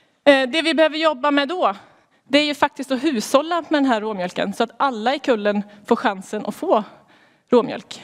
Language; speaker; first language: Swedish; native; Swedish